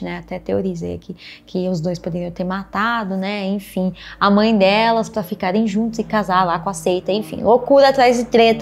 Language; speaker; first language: Portuguese; native; Portuguese